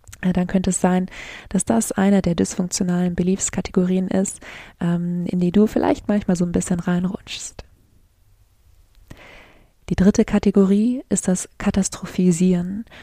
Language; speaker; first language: German; native; German